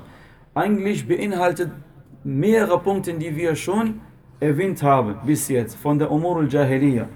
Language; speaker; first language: German; non-native, fluent; Arabic